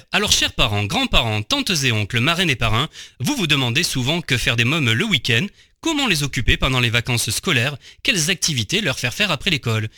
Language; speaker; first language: French; native; French